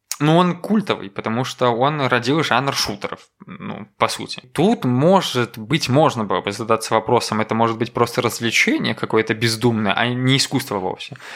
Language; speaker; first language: Russian; native; Russian